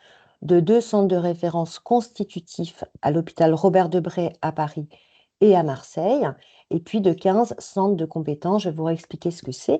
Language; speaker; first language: French; native; French